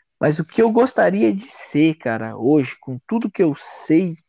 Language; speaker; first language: Portuguese; native; Portuguese